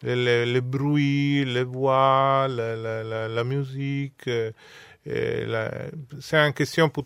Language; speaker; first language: French; non-native, fluent; Italian